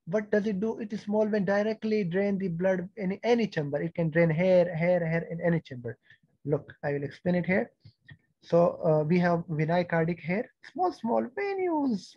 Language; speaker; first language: English; non-native, fluent; Persian